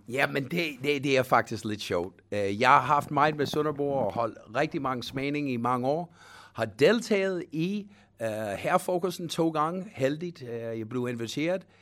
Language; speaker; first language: Danish; non-native, fluent; English